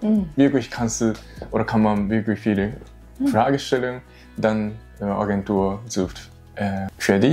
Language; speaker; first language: German; non-native, learner; Japanese